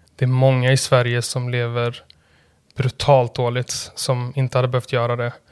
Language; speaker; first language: Swedish; native; Swedish